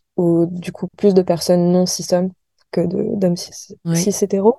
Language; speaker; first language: French; native; French